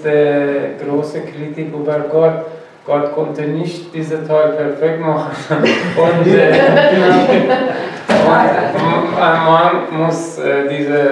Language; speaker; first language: German; non-native, learner; Persian